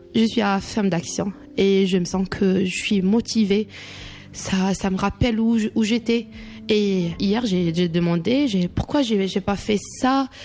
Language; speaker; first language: French; non-native, local second language; Arabic